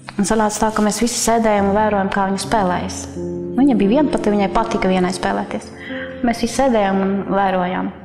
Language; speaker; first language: Latvian; non-native, local second language; Russian